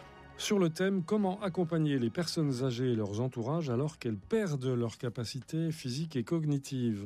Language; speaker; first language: French; native; French